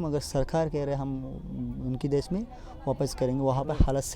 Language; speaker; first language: Hindi; non-native, fluent; Rohingya